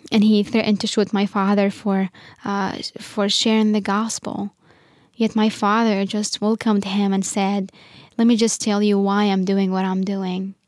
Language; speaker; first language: English; non-native, fluent; Arabic